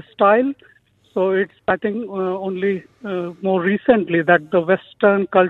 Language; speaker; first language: English; non-native, local second language; Marathi